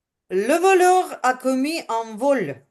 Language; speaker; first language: French; non-native, learner; Ukrainian